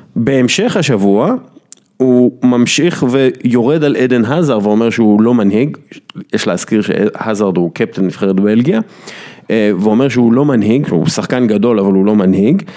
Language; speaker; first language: Hebrew; native; Hebrew